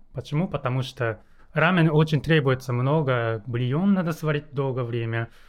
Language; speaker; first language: Russian; non-native, learner; Japanese